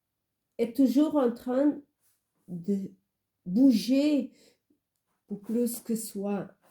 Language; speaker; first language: French; non-native, fluent; Portuguese